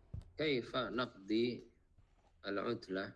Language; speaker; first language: Arabic; non-native, fluent; Indonesian